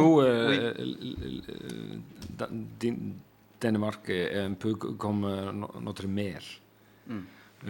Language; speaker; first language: French; non-native, fluent; Icelandic